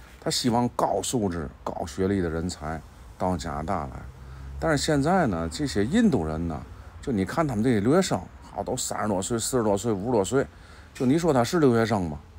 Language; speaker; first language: Chinese; native; Chinese